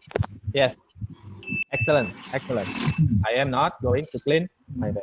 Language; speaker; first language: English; non-native, fluent; Indonesian